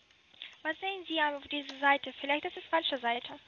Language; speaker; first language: German; non-native, learner; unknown